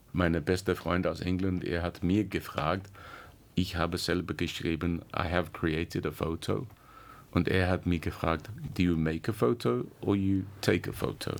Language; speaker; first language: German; non-native, learner; English